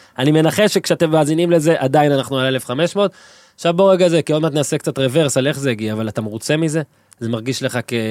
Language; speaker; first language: Hebrew; native; Hebrew